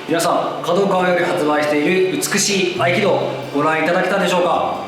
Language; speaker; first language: Japanese; native; Japanese